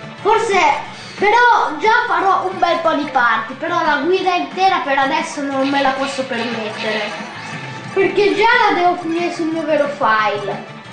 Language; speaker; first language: Italian; native; Italian